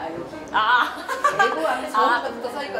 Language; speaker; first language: Korean; native; Korean